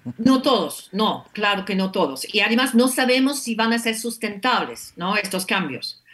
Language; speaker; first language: Spanish; non-native, fluent; English